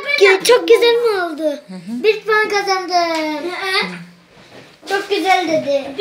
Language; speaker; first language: Turkish; early bilingual, heritage; Turkish